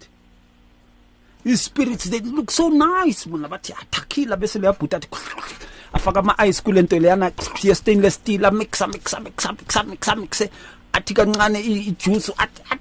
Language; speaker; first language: English; non-native, local second language; Zulu